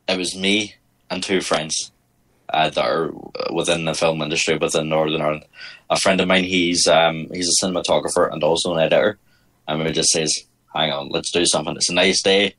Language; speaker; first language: English; native; English